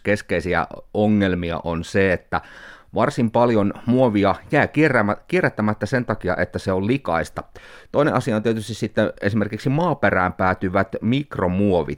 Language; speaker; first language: Finnish; native; Finnish